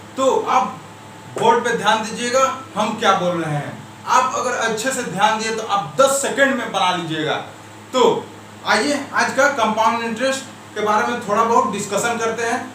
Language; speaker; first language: Hindi; native; Hindi